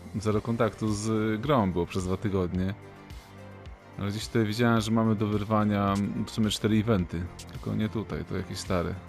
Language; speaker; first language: Polish; native; Polish